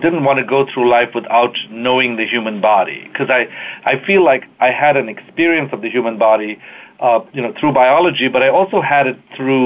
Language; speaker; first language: English; native; English